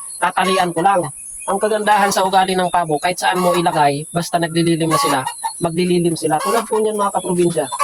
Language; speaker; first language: Filipino; non-native, local second language; Bikol